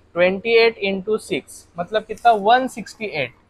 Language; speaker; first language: Hindi; non-native, local second language; Marathi